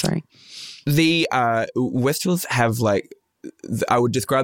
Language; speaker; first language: English; native; English